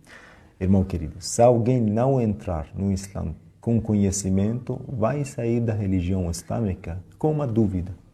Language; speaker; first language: Portuguese; non-native, fluent; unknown